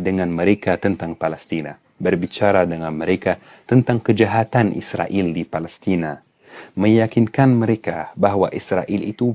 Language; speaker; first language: Indonesian; non-native, fluent; Arabic